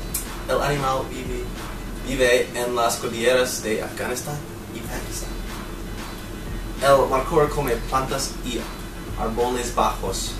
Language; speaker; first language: Spanish; non-native, learner; English